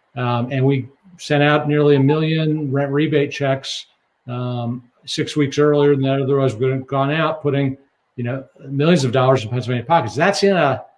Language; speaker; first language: English; native; English